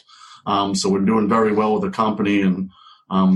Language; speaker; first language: English; native; English